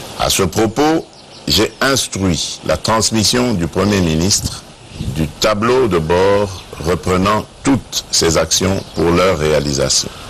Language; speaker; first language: French; non-native, local second language; Luba-Lulua